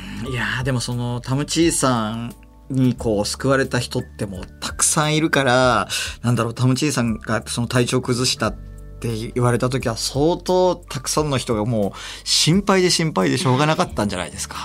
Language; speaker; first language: Japanese; native; Japanese